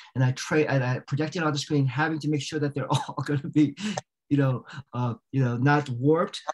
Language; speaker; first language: English; native; English